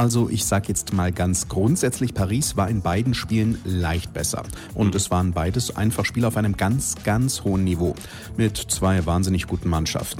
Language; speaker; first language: German; native; German